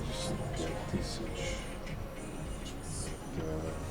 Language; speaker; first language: Russian; non-native, learner; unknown